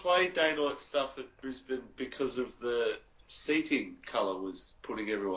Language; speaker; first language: English; native; English